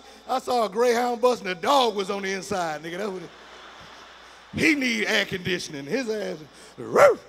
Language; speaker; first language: English; native; English